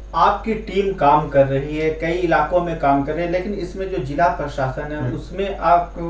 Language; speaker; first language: Hindi; native; Hindi